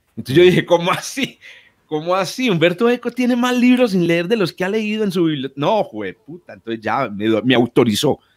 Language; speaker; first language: Spanish; native; Spanish